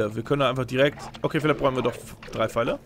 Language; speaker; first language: German; native; German